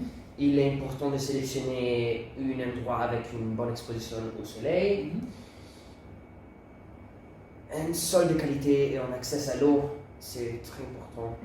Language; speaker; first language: French; non-native, learner; Italian